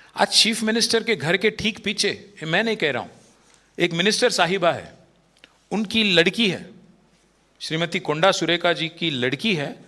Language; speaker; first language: Hindi; non-native, local second language; Telugu